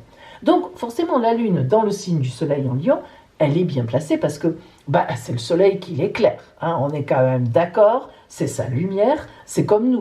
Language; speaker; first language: French; native; French